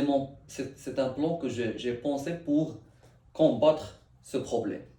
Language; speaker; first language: French; non-native, learner; Arabic